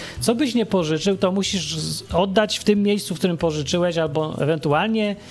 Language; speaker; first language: Polish; native; Polish